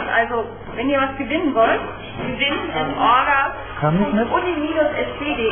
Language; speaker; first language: German; native; German